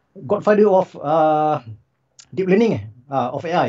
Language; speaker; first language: English; non-native, local second language; Malay